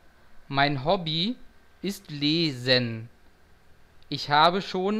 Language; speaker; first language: German; non-native, fluent; Portuguese